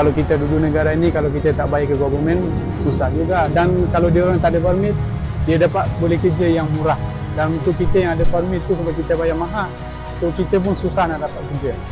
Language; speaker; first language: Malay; non-native, fluent; Bangla